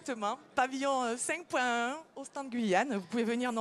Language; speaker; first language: French; native; French